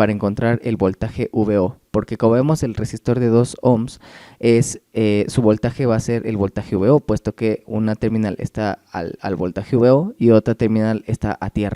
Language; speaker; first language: Spanish; native; Spanish